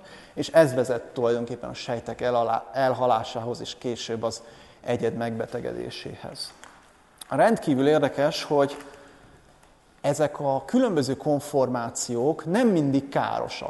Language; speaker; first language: Hungarian; native; Hungarian